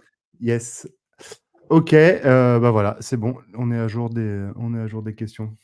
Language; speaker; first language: French; native; French